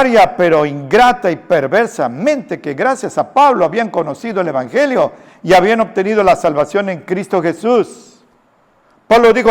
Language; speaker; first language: Spanish; native; Spanish